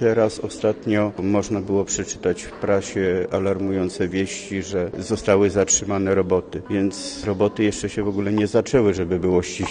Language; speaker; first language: Polish; native; Polish